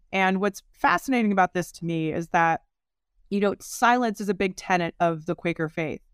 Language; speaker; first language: English; native; English